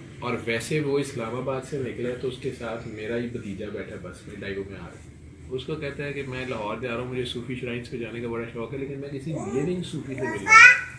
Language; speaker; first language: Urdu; non-native, local second language; Punjabi